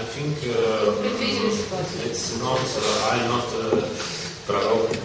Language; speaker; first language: English; non-native, learner; Russian